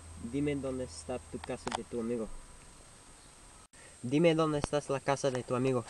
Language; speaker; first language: Spanish; non-native, learner; English